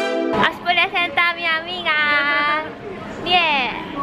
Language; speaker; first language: Spanish; non-native, learner; Japanese